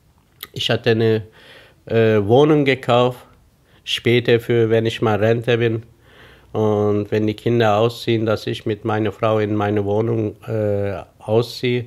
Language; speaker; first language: German; non-native, fluent; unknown